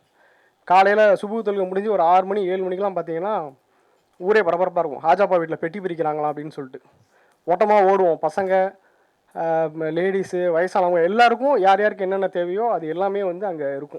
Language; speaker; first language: Tamil; native; Tamil